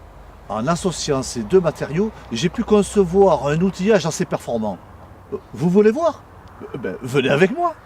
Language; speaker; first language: French; native; French